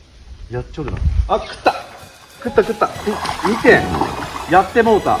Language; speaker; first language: Japanese; native; Japanese